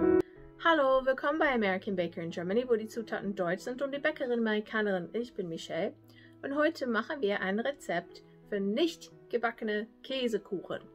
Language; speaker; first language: German; non-native, fluent; English